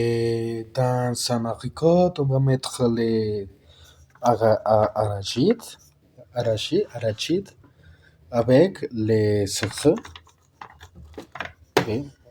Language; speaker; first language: French; non-native, learner; Spanish